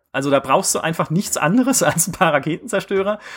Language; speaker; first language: German; native; German